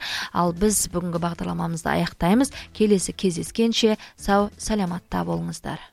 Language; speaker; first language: Kazakh; native; Kazakh